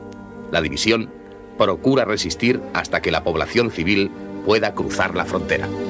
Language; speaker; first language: Spanish; native; Spanish